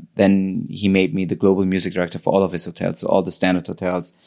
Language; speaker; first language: English; non-native, fluent; German